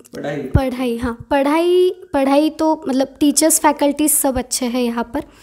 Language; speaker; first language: Hindi; non-native, local second language; Marathi